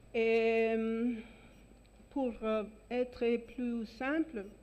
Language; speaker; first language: French; non-native, fluent; Spanish